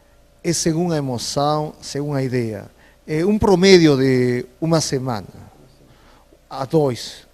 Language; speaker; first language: Portuguese; non-native, fluent; Spanish